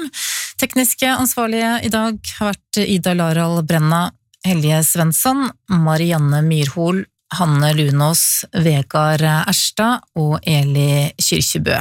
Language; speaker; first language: Norwegian; native; Norwegian